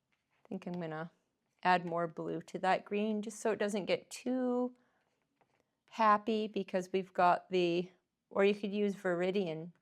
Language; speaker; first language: English; native; English